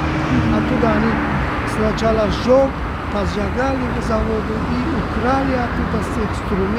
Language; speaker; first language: Russian; non-native, local second language; Tajik